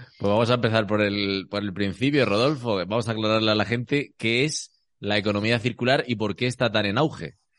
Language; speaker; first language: Spanish; native; Spanish